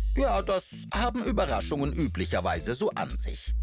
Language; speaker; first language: German; native; German